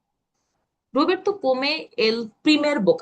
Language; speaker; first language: Spanish; non-native, learner; Bangla